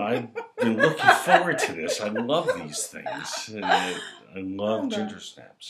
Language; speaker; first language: English; native; English